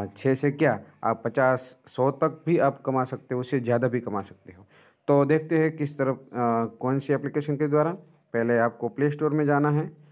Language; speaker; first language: Hindi; non-native, local second language; Gujarati